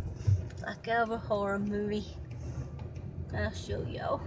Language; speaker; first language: English; native; English